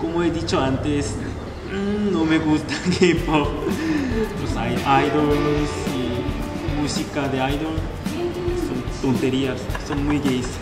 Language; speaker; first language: Spanish; non-native, fluent; Korean